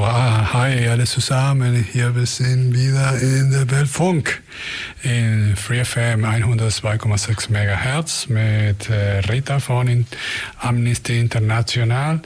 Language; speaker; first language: German; non-native, learner; Spanish